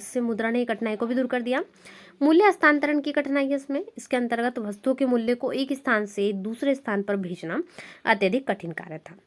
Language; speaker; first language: Hindi; native; Hindi